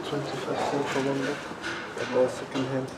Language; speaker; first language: English; non-native, learner; German